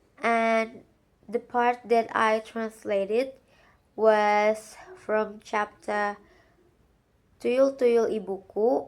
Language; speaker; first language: English; non-native, learner; Indonesian